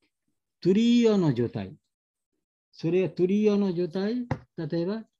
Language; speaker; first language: Japanese; non-native, learner; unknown